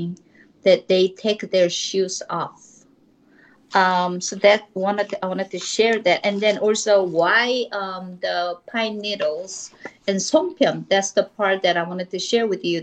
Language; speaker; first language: English; non-native, fluent; Korean